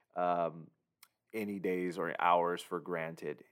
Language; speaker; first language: English; native; English